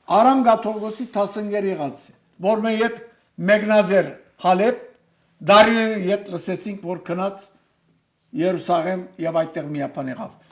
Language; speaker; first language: Armenian; native; Armenian